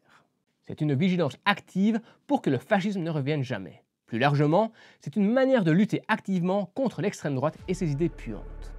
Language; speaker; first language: French; native; French